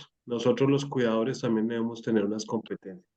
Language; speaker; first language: Spanish; native; Spanish